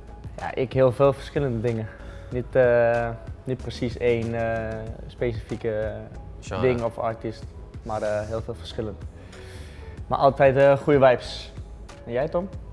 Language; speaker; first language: Dutch; non-native, learner; Danish